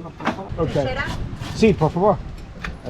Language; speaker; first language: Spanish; non-native, learner; English